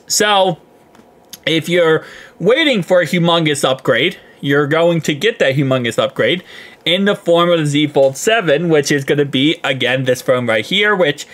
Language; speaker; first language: English; native; English